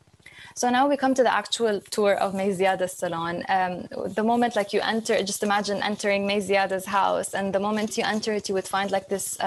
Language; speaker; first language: English; non-native, fluent; Arabic